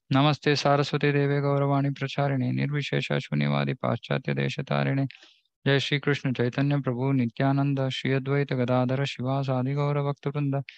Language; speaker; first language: Hindi; non-native, local second language; Kannada